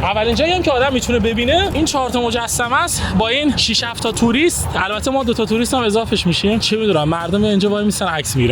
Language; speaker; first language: Persian; native; Persian